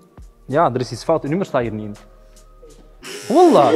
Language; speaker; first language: Dutch; native; Dutch